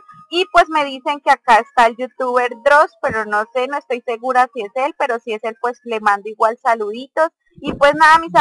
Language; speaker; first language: Spanish; native; Spanish